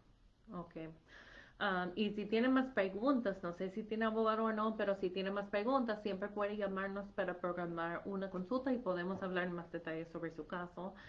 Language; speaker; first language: Spanish; non-native, fluent; English